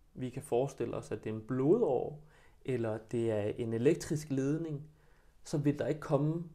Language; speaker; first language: Danish; early bilingual, other home language; Bosnian